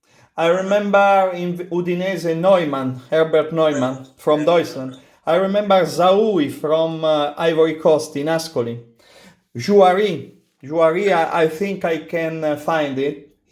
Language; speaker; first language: English; non-native, learner; Italian